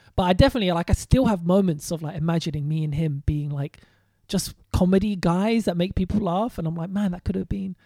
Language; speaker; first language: English; native; English